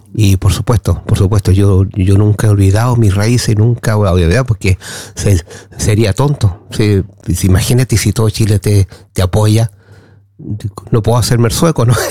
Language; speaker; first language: Spanish; native; Spanish